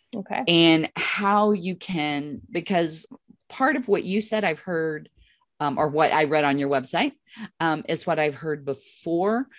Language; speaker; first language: English; native; English